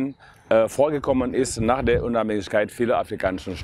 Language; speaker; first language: German; non-native, fluent; Wolof